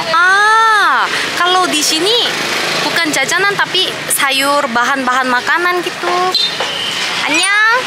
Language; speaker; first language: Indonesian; non-native, fluent; Korean